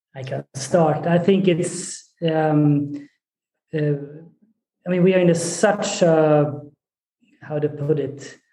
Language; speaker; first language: English; non-native, fluent; Swedish